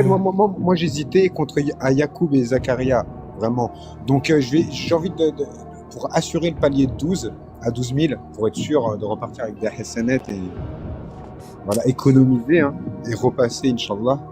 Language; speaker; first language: French; native; French